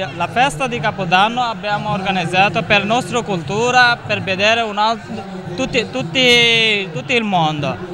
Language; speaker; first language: Italian; non-native, learner; Bangla